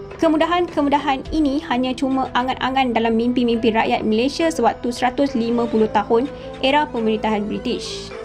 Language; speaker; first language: Malay; native; Malay